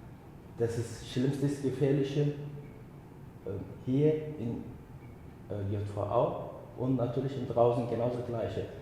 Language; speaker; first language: German; non-native, learner; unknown